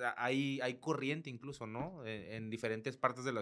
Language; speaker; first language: Spanish; native; Spanish